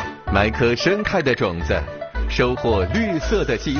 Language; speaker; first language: Chinese; native; Chinese